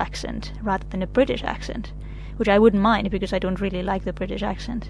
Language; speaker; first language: English; non-native, fluent; Catalan